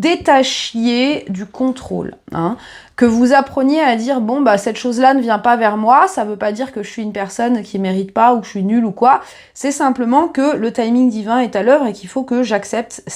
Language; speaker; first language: French; native; French